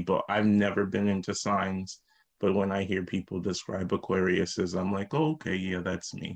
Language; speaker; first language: English; native; English